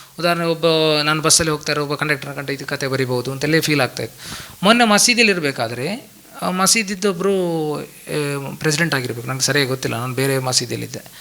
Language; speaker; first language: Kannada; non-native, local second language; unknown